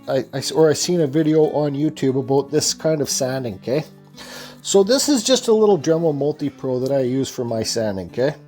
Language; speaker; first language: English; native; English